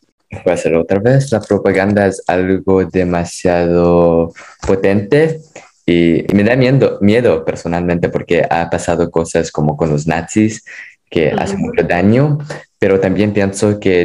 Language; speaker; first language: Spanish; non-native, fluent; English